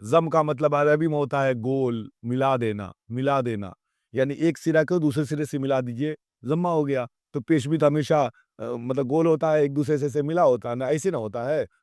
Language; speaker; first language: Urdu; native; Urdu